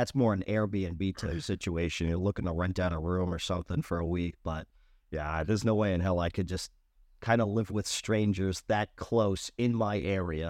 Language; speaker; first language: English; native; English